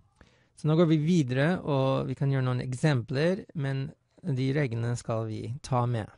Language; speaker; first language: Norwegian; non-native, fluent; English